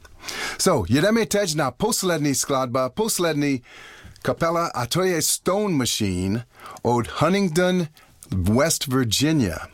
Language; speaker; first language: Czech; non-native, learner; English